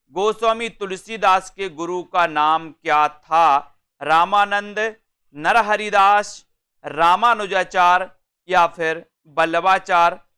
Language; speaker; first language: Hindi; native; Hindi